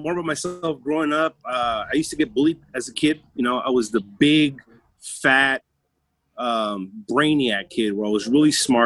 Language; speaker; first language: English; early bilingual, other home language; Spanish